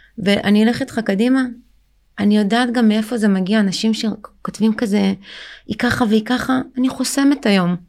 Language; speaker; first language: Hebrew; early bilingual, other home language; Russian